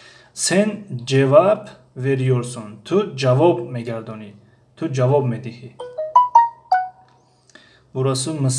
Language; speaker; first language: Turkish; non-native, fluent; Tajik